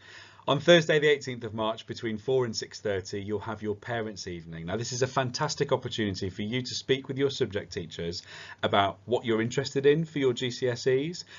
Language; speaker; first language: English; native; English